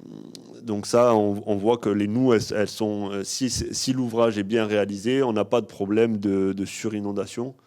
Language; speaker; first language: French; native; French